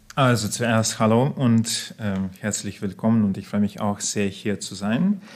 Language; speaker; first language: German; non-native, fluent; Russian